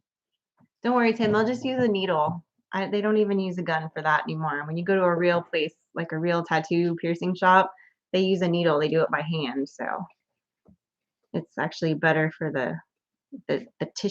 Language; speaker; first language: English; native; English